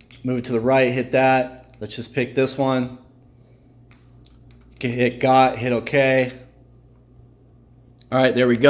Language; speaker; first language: English; native; English